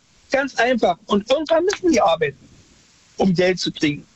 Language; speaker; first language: German; native; German